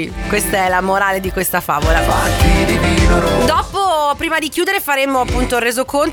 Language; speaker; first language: Italian; native; Italian